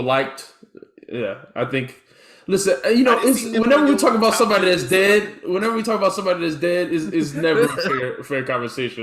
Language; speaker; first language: English; native; English